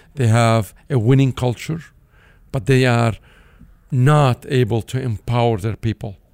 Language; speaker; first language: English; non-native, fluent; Arabic